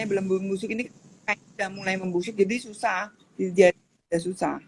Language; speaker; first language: Indonesian; native; Indonesian